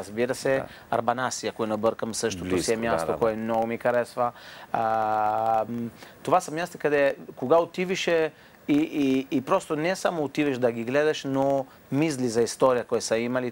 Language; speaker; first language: Bulgarian; non-native, fluent; Italian